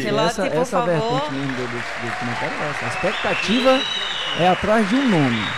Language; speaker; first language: Portuguese; native; Portuguese